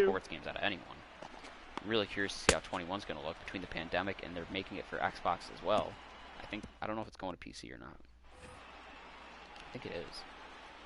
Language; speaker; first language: English; native; English